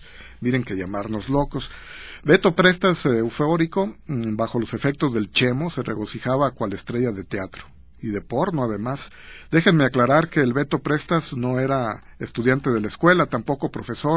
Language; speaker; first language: Spanish; native; Spanish